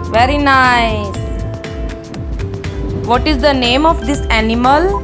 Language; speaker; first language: English; non-native, local second language; Hindi